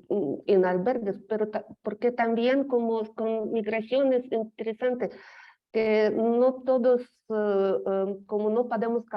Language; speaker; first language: Spanish; non-native, fluent; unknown